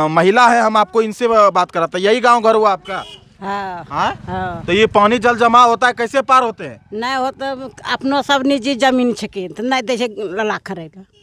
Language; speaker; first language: Hindi; native; Hindi